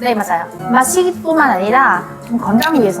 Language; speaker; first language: Korean; non-native, learner; Vietnamese